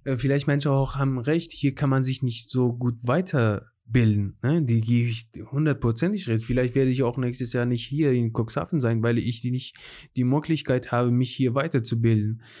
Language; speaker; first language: German; non-native, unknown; Persian